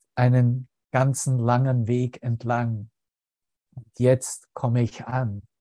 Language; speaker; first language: German; native; German